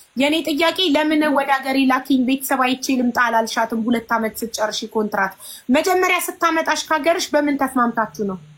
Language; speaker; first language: Amharic; native; Amharic